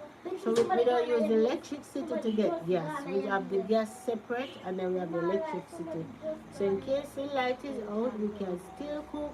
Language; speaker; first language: English; non-native, local second language; Jamaican Creole English